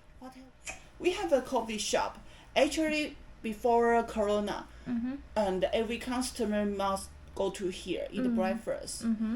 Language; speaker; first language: English; non-native, learner; Chinese